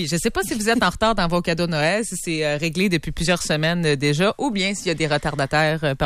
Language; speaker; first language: French; native; French